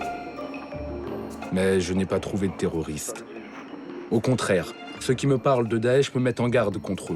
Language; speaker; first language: French; native; French